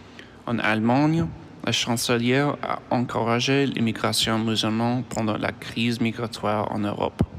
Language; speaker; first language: French; non-native, learner; English